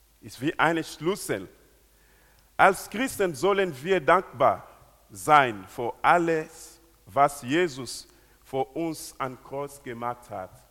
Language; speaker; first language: German; non-native, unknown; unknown